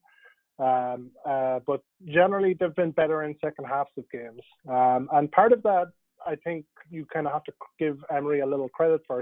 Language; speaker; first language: English; native; English